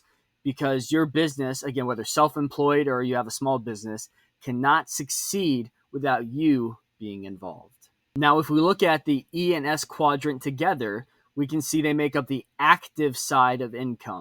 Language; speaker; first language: English; native; English